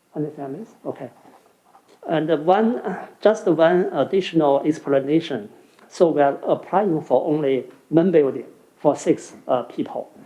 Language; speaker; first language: English; non-native, fluent; Chinese